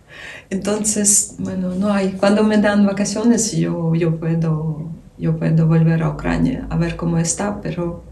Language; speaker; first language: Spanish; non-native, learner; Ukrainian